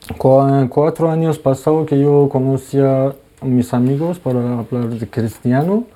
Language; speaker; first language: Spanish; non-native, learner; Persian